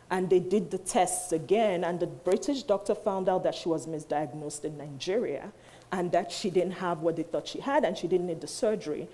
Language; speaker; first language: English; non-native, local second language; Igbo